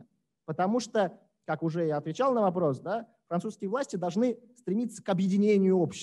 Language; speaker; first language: Russian; native; Russian